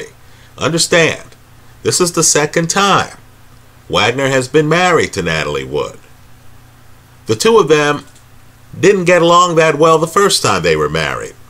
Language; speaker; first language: English; native; English